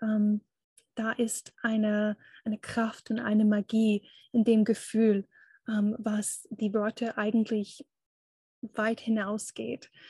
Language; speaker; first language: German; non-native, fluent; English